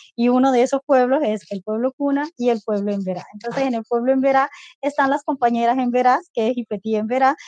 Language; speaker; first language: Spanish; non-native, local second language; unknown